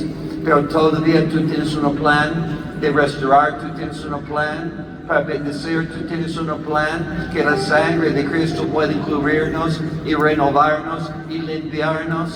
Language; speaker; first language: Spanish; non-native, learner; English